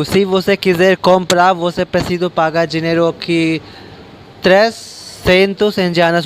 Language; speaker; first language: Portuguese; non-native, learner; Hindi